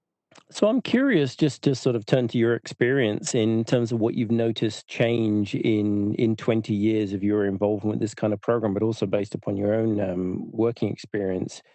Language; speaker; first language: English; native; English